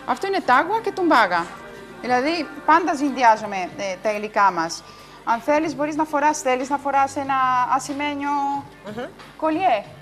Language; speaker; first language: Greek; non-native, fluent; Spanish